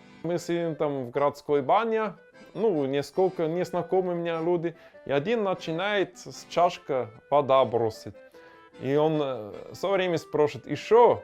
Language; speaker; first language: Russian; non-native, learner; German